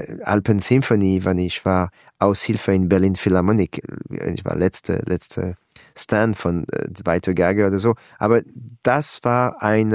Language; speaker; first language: German; non-native, learner; French